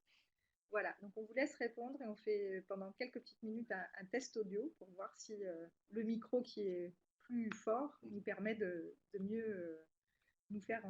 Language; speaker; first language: French; native; French